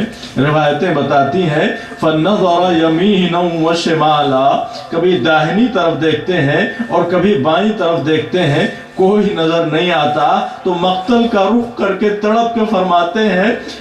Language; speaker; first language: Urdu; native; Urdu